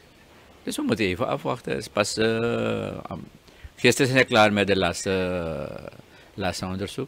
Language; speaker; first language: Dutch; native; Dutch